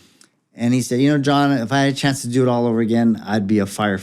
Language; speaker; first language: English; native; English